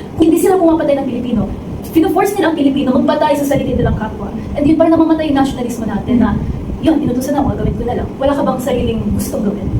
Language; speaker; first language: Filipino; native; Filipino